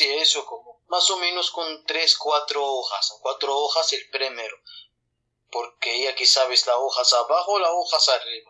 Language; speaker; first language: Spanish; non-native, learner; Arabic